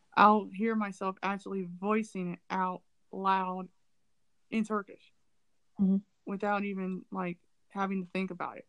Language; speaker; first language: English; native; English